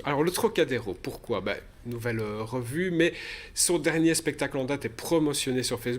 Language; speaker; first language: French; native; French